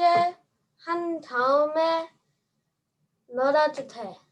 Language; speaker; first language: Korean; non-native, learner; English